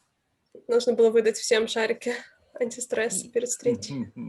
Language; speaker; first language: Russian; native; Russian